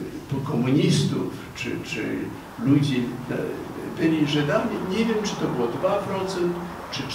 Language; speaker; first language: Polish; non-native, fluent; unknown